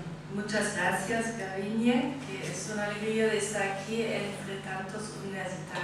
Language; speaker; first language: Spanish; non-native, fluent; German